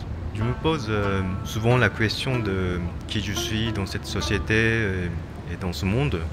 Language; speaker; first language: French; non-native, fluent; Japanese